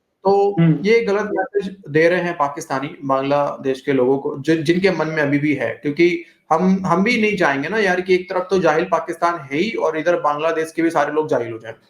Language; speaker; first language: Hindi; native; Hindi